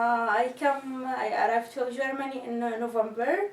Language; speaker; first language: English; non-native, learner; Arabic